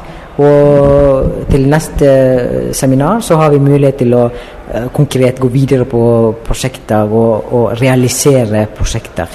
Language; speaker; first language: Norwegian; non-native, fluent; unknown